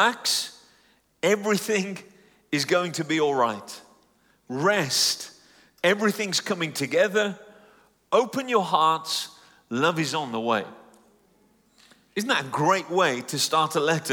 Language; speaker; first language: English; native; English